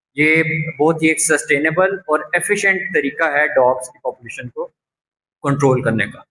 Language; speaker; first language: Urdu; non-native, local second language; Punjabi